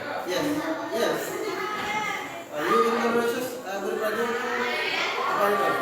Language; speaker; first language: English; non-native, learner; Indonesian